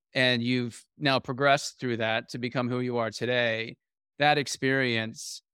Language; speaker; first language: English; native; English